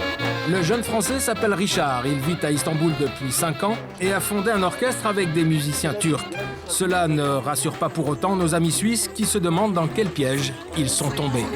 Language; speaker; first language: French; native; French